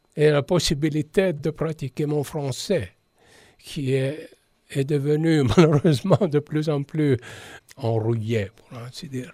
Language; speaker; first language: French; non-native, fluent; Estonian